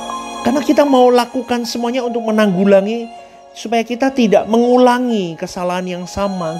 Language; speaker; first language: Indonesian; native; Indonesian